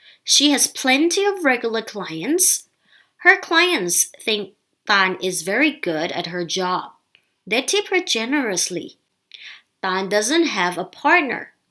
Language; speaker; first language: English; non-native, fluent; Thai